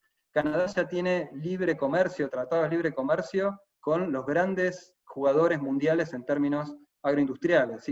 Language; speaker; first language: Spanish; native; Spanish